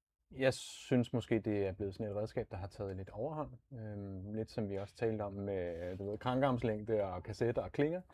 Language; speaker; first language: Danish; native; Danish